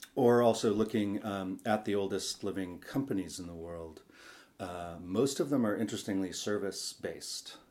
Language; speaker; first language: English; native; English